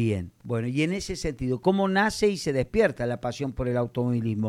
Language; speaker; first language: Spanish; native; Spanish